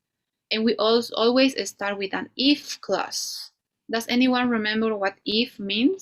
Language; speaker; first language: English; non-native, fluent; Spanish